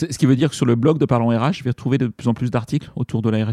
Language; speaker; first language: French; native; French